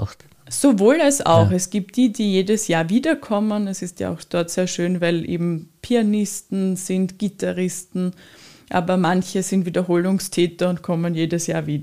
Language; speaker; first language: German; native; German